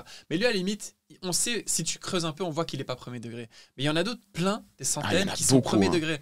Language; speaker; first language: French; native; French